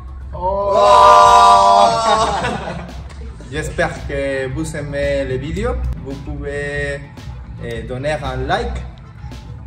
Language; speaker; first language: French; non-native, learner; Spanish